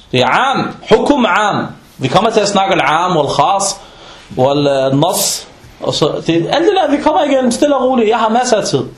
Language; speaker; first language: Danish; non-native, fluent; Arabic